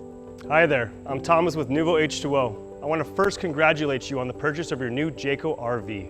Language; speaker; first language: English; native; English